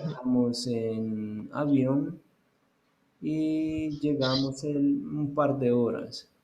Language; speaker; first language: Spanish; native; Spanish